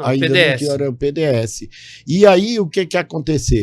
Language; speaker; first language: Portuguese; native; Portuguese